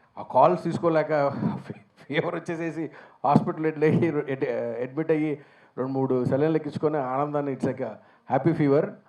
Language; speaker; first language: Telugu; native; Telugu